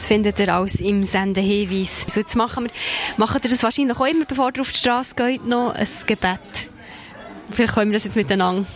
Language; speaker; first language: German; native; German